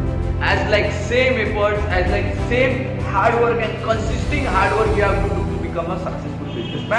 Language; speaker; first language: English; non-native, local second language; Marathi